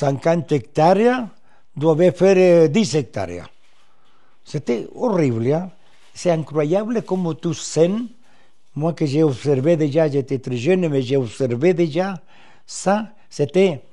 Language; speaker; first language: French; non-native, fluent; Spanish